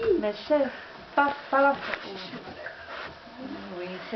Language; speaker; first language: French; non-native, learner; Czech